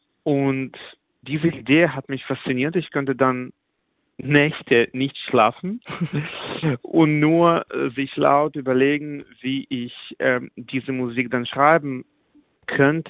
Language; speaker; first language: German; non-native, fluent; Russian